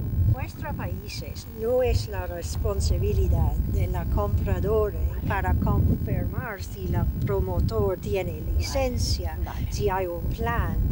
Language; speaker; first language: Spanish; non-native, learner; English